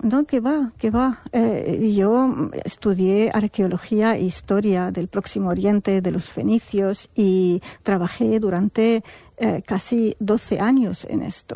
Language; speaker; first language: Spanish; non-native, fluent; Arabic